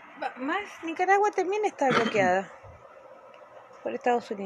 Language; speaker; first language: Portuguese; non-native, fluent; Spanish